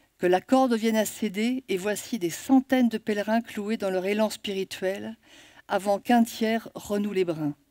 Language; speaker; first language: French; native; French